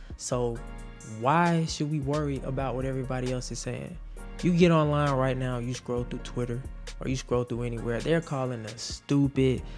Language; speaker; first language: English; native; English